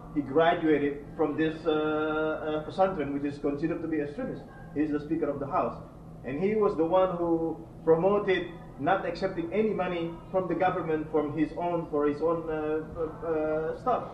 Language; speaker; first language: English; non-native, fluent; Indonesian